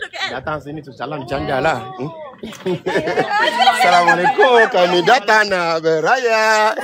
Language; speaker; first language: Malay; native; Malay